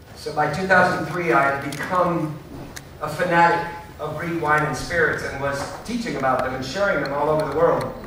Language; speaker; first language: English; native; English